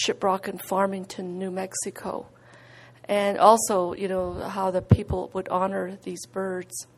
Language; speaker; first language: English; native; English